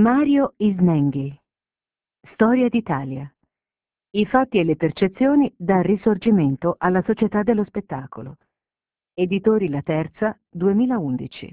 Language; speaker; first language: Italian; native; Italian